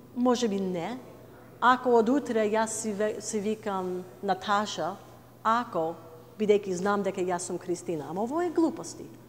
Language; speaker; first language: Macedonian; non-native, fluent; English